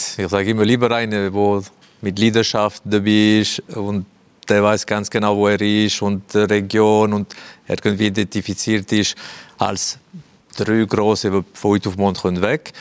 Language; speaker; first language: German; non-native, fluent; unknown